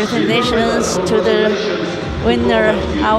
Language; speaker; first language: English; non-native, learner; Chinese